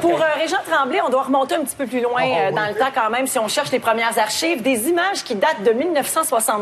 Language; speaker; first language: French; native; French